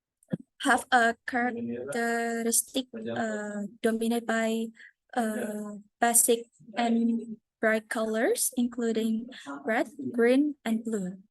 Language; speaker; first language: English; non-native, learner; Indonesian